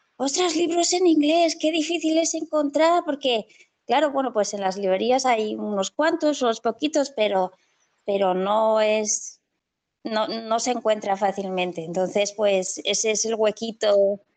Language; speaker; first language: Spanish; native; Spanish